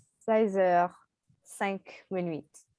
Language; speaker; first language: French; non-native, learner; English